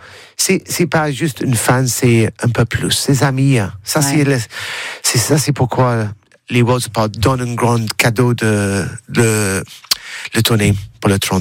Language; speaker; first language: French; non-native, learner; English